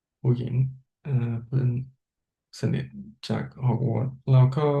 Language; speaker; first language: Thai; non-native, learner; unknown